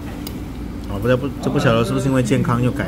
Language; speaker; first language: Chinese; native; Chinese